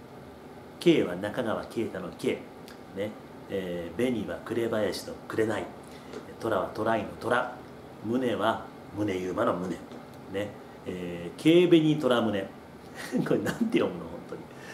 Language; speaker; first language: Japanese; native; Japanese